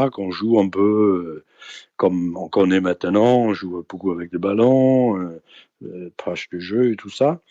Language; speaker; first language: French; non-native, fluent; Danish